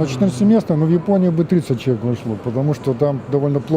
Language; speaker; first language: Russian; native; Russian